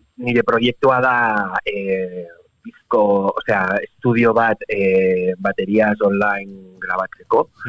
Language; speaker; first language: Basque; non-native, local second language; Spanish